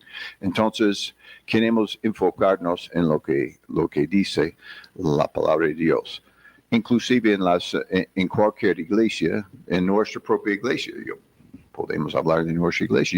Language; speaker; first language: Spanish; non-native, fluent; English